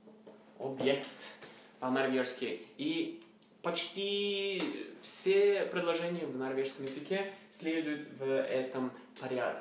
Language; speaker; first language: Russian; non-native, learner; Norwegian